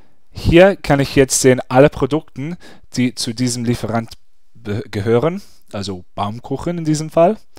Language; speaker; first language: German; non-native, fluent; English